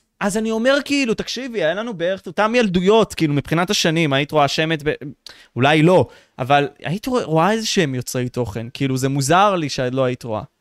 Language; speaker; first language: Hebrew; native; Hebrew